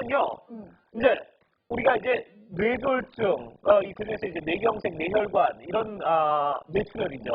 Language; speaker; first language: Korean; native; Korean